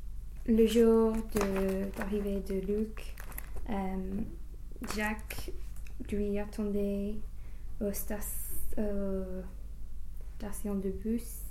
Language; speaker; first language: French; non-native, learner; English